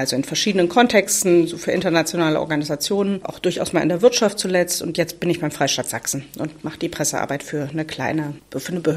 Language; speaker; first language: German; native; German